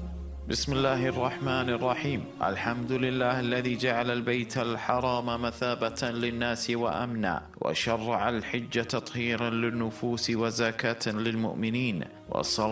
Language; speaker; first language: Arabic; native; Arabic